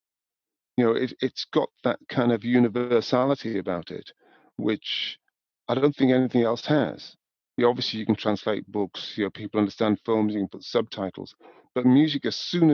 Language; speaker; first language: English; native; English